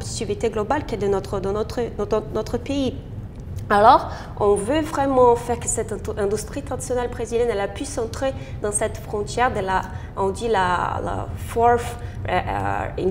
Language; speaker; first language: French; non-native, fluent; Portuguese